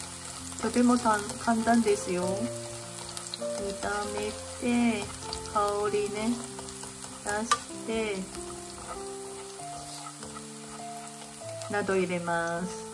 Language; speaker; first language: Japanese; non-native, fluent; Chinese